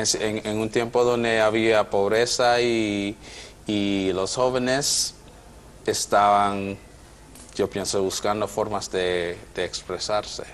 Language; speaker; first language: Spanish; non-native, fluent; English